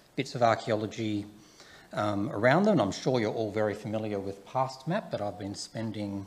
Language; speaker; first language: English; native; English